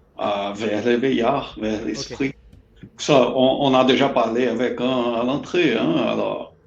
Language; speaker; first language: French; non-native, fluent; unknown